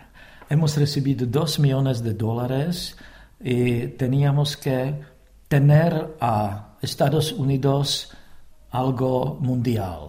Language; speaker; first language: Spanish; non-native, fluent; Czech